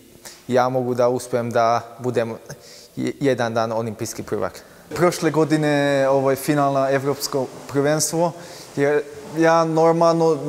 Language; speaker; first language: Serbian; non-native, local second language; Hungarian